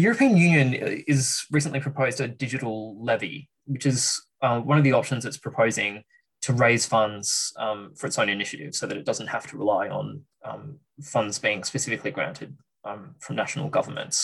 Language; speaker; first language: English; native; English